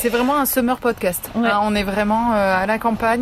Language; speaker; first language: French; native; French